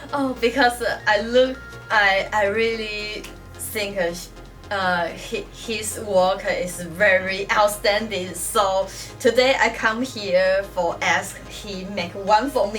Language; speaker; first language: English; non-native, learner; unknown